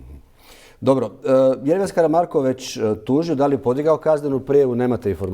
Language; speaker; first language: Croatian; native; Croatian